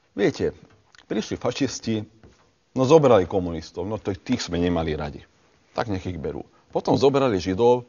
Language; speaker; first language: Slovak; non-native, local second language; Hungarian